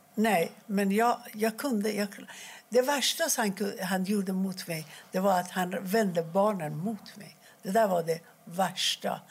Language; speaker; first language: Swedish; non-native, fluent; Persian